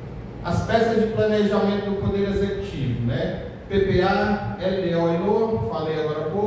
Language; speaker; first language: Portuguese; native; Portuguese